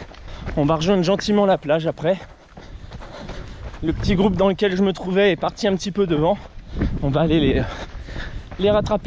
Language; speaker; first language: French; native; French